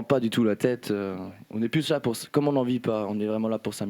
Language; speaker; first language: French; native; French